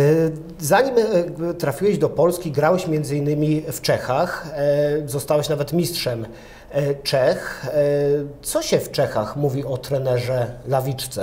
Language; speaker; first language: Polish; native; Polish